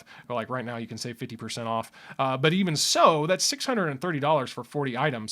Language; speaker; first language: English; native; English